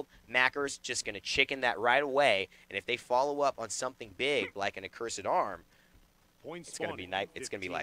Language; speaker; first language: English; native; English